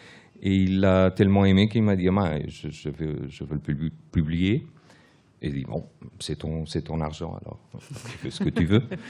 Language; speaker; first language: French; early bilingual, other home language; Portuguese